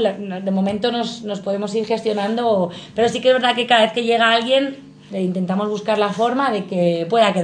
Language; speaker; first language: Spanish; native; Spanish